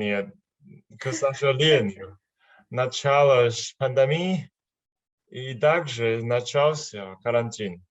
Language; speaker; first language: Russian; non-native, learner; Chinese